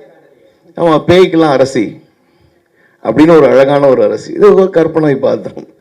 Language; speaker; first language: Tamil; native; Tamil